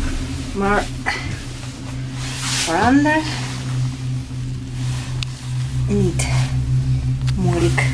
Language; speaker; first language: Dutch; non-native, learner; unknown